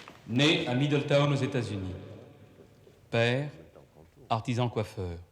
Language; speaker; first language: French; native; French